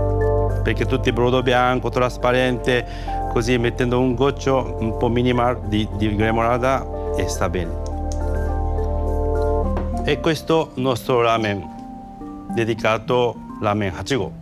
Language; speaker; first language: Italian; non-native, learner; Japanese